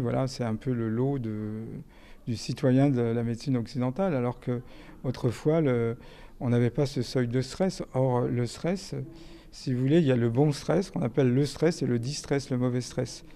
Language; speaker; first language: French; native; French